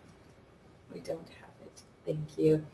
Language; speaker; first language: English; native; English